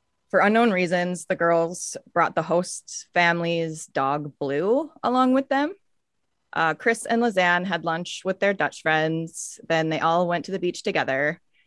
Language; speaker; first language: English; native; English